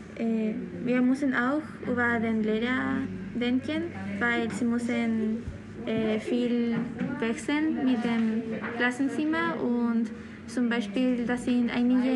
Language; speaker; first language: German; non-native, learner; Spanish